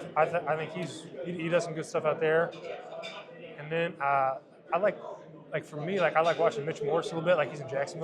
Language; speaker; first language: English; native; English